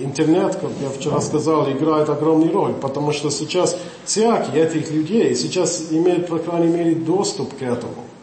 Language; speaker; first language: Russian; non-native, fluent; English